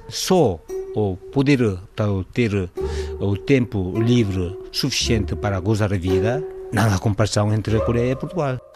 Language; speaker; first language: Portuguese; non-native, fluent; Korean